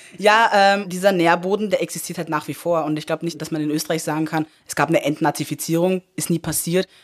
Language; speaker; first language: German; early bilingual, other home language; Persian